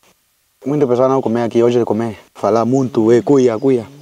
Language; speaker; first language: Vietnamese; non-native, learner; Portuguese